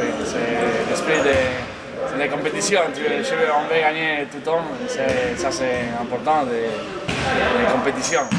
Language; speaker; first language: French; non-native, learner; Spanish